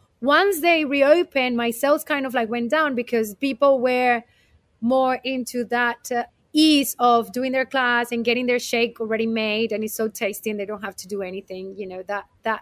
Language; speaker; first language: English; non-native, fluent; Spanish